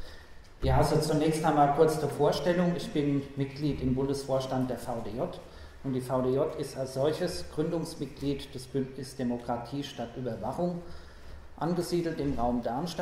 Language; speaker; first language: German; native; German